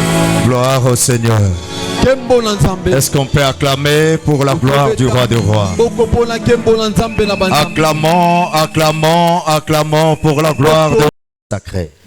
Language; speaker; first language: French; non-native, local second language; Lingala